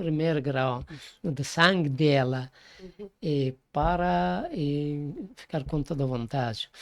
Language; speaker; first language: Portuguese; non-native, fluent; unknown